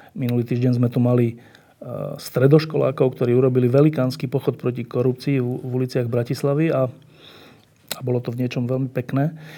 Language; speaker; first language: Slovak; native; Slovak